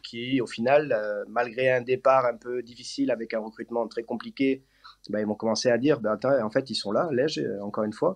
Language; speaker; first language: French; native; French